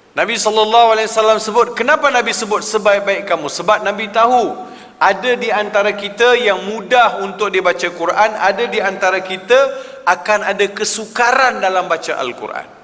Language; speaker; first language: Malay; non-native, local second language; Tamil